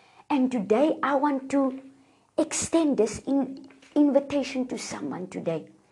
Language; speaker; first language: English; non-native, local second language; Afrikaans